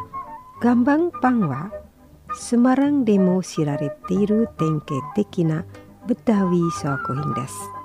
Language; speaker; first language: Japanese; non-native, fluent; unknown